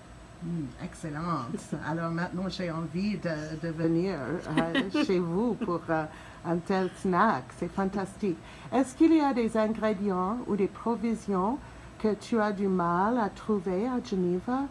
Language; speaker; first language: French; non-native, fluent; English